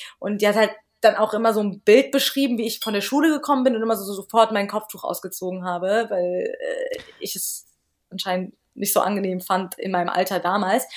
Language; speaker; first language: German; early bilingual, other home language; Persian